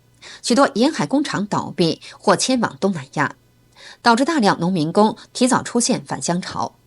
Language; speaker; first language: Chinese; native; Chinese